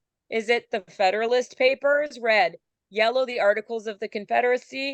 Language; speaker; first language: English; native; English